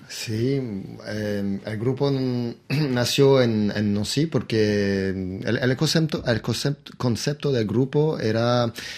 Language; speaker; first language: Spanish; non-native, fluent; French